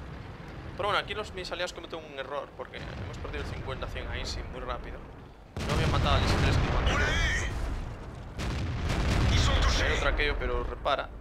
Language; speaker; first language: Spanish; native; Spanish